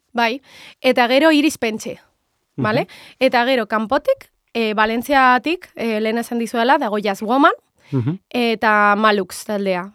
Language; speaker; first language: Basque; non-native, local second language; Spanish